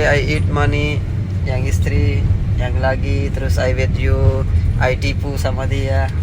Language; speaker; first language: Indonesian; non-native, learner; Urdu